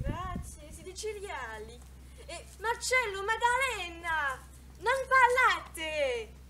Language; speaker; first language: Italian; non-native, learner; French